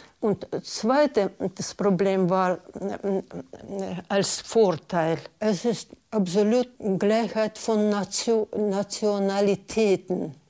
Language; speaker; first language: German; non-native, learner; Russian